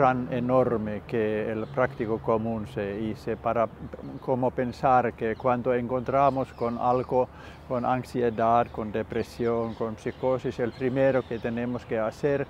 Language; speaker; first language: Spanish; non-native, learner; Finnish